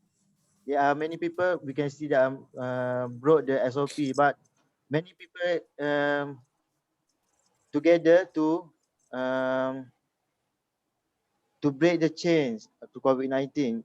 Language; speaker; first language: English; non-native, local second language; Malay